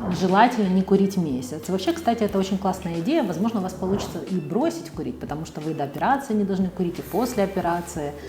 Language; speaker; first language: Russian; native; Russian